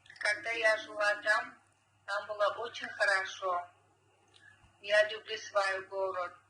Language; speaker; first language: Russian; non-native, local second language; Azerbaijani